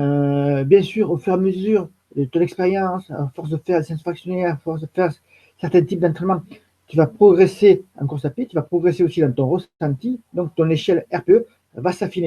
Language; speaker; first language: French; native; French